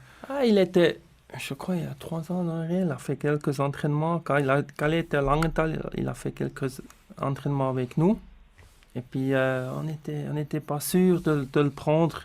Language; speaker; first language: French; non-native, local second language; Swiss German